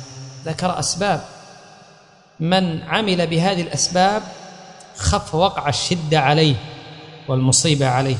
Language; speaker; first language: Arabic; native; Arabic